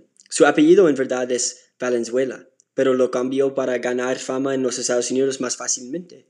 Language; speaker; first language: Spanish; non-native, learner; English